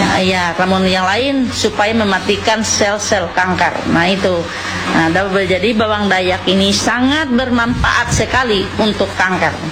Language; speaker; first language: Indonesian; non-native, local second language; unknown